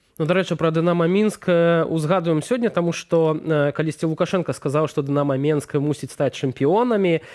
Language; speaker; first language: Belarusian; native; Belarusian